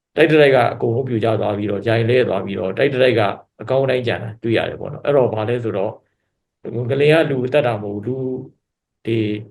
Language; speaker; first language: Burmese; native; Burmese